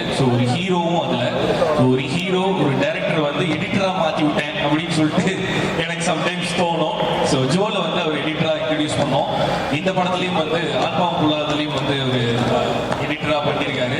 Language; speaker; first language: Tamil; native; Tamil